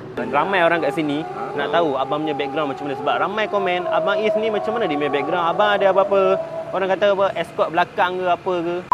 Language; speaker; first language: Malay; early bilingual, other home language; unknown